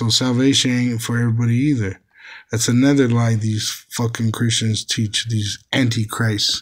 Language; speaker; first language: English; native; English